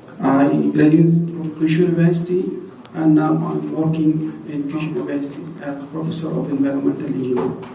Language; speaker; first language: English; non-native, fluent; Arabic